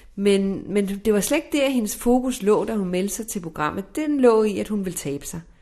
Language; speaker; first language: Danish; native; Danish